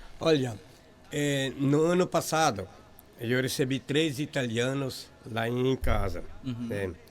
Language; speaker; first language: Portuguese; native; Portuguese